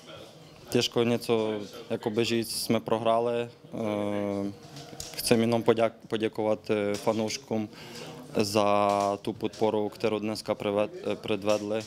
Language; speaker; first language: Czech; non-native, fluent; Ukrainian